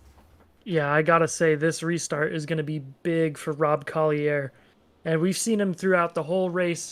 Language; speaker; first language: English; native; English